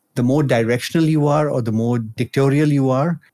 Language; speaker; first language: English; non-native, local second language; Hindi